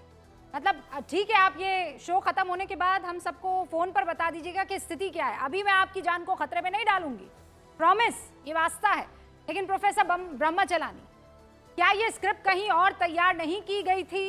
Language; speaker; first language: Hindi; native; Hindi